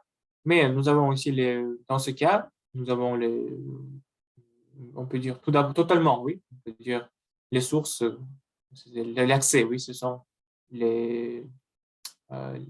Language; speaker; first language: French; non-native, learner; Russian